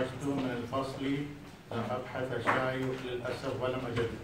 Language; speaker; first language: Arabic; non-native, learner; Urdu